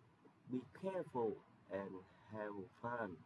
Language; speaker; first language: English; non-native, learner; Vietnamese